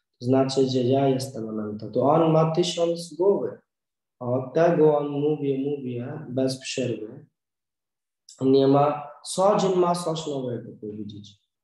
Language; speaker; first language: Polish; non-native, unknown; Hindi